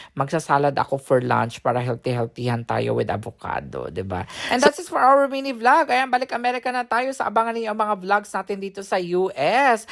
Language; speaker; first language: Filipino; native; Filipino